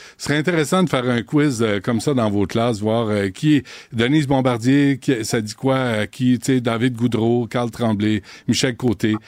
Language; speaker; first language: French; native; French